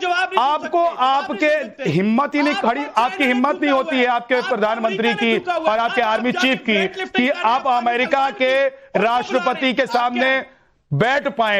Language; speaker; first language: Hindi; native; Hindi